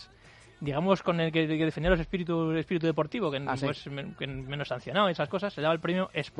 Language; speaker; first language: Spanish; native; Spanish